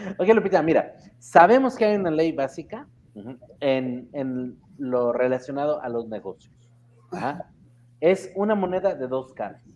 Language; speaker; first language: Spanish; early bilingual, heritage; Spanish